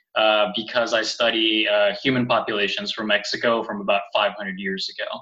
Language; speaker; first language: English; early bilingual, other home language; Spanish